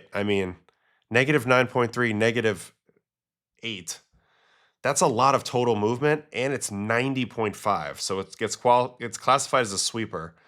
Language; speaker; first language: English; native; English